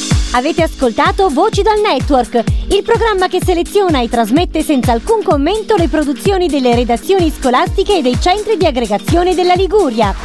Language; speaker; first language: Italian; native; Italian